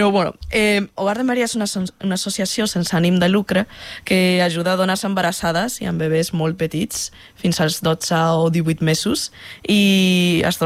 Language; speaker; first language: Catalan; non-native, fluent; Spanish